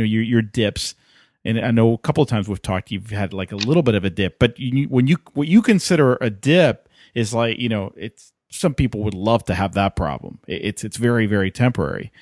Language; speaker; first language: English; native; English